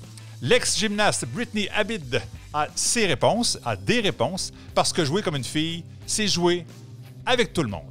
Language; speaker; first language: French; native; French